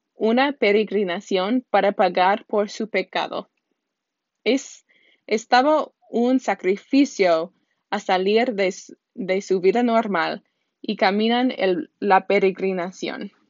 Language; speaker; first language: Spanish; non-native, learner; English